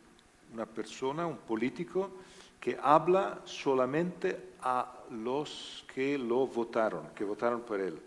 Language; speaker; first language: Spanish; non-native, learner; Italian